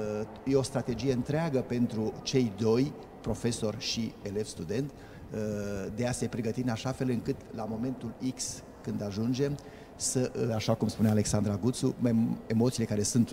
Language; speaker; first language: Romanian; native; Romanian